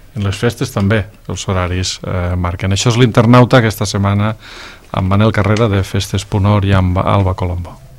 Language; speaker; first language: Catalan; native; Catalan